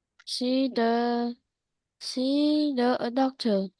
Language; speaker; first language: English; non-native, learner; Vietnamese